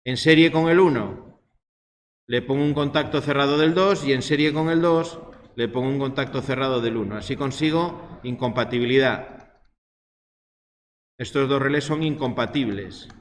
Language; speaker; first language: Spanish; native; Spanish